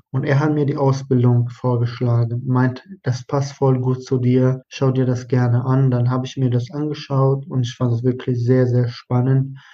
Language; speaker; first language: German; non-native, fluent; Arabic